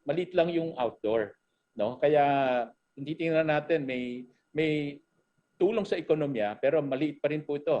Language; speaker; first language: Filipino; native; Filipino